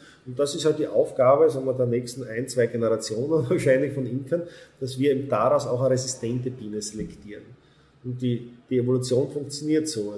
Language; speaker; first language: German; native; German